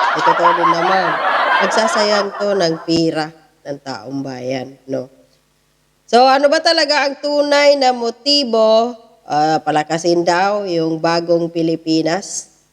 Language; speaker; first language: Filipino; non-native, local second language; Cebuano